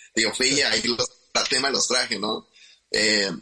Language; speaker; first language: Spanish; native; Spanish